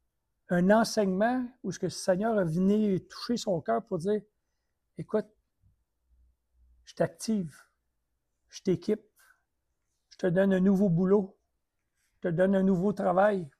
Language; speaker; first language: French; native; French